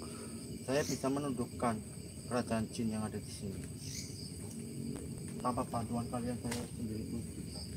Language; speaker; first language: Indonesian; non-native, local second language; Javanese